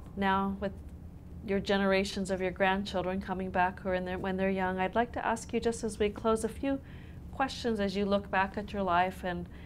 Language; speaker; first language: English; native; English